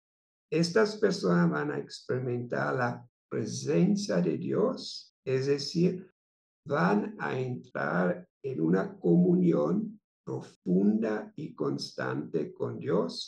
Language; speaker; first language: Spanish; non-native, fluent; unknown